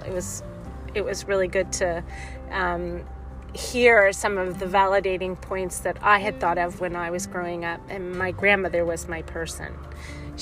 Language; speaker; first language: English; native; English